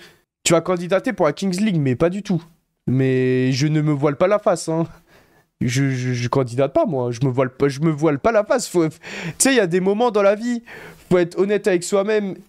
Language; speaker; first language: French; native; French